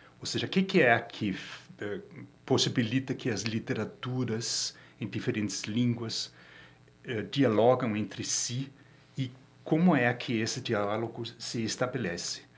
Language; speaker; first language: Portuguese; non-native, fluent; Danish